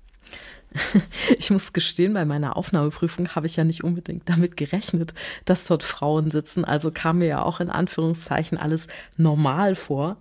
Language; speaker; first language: German; native; German